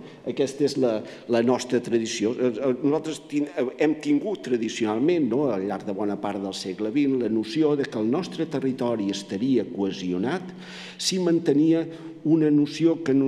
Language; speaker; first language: Catalan; native; Catalan